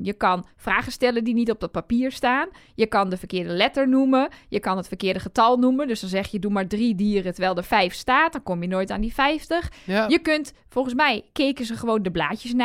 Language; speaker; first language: Dutch; native; Dutch